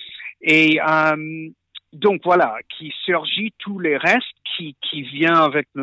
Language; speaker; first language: French; non-native, fluent; English